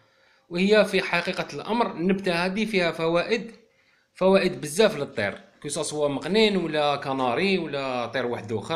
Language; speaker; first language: Arabic; native; Arabic